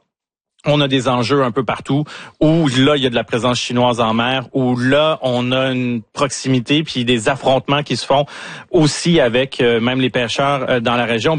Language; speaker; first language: French; native; French